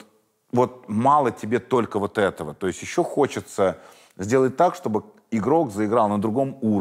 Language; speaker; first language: Russian; native; Russian